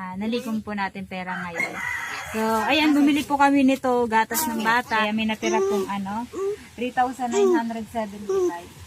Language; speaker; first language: Filipino; native; Filipino